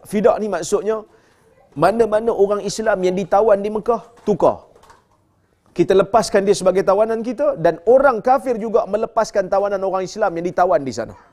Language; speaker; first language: Malay; native; Malay